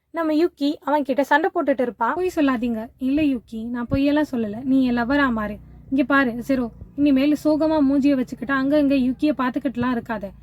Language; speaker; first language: Tamil; native; Tamil